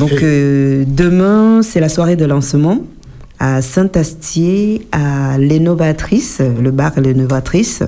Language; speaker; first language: French; native; French